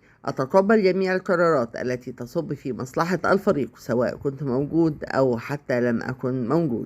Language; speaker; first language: Arabic; native; Arabic